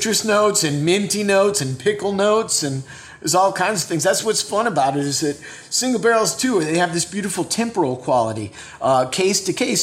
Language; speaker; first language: English; native; English